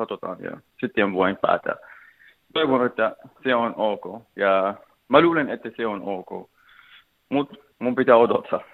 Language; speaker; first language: Finnish; non-native, learner; Arabic